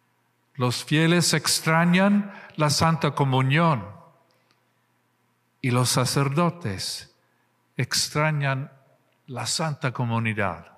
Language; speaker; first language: Spanish; non-native, fluent; English